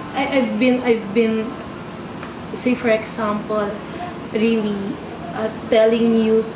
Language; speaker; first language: English; non-native, local second language; Filipino